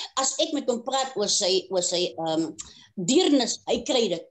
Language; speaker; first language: Afrikaans; native; Afrikaans